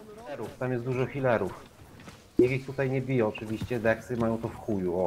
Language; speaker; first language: Polish; native; Polish